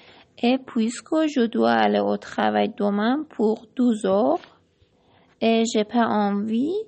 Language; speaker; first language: French; non-native, learner; Persian